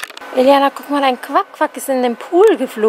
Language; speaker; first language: German; native; German